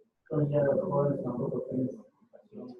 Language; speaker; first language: Spanish; non-native, local second language; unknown